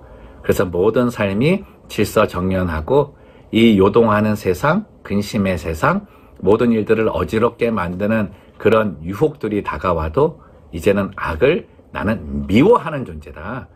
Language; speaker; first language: Korean; native; Korean